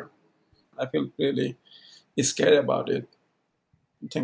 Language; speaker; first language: English; non-native, local second language; Maithili